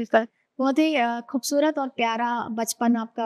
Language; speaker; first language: Hindi; native; Hindi